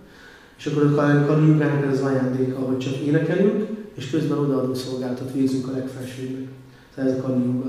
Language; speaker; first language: Hungarian; native; Hungarian